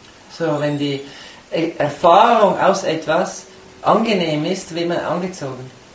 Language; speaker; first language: German; native; German